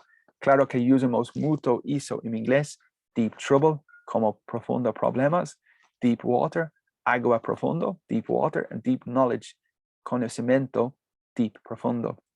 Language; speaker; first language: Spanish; non-native, learner; English